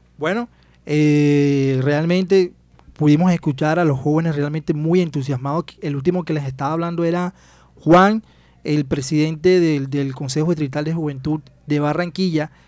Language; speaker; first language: Spanish; native; Spanish